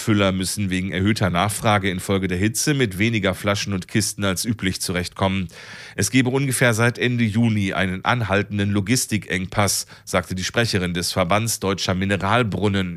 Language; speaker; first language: German; native; German